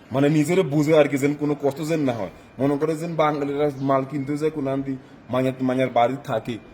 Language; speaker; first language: Bangla; non-native, learner; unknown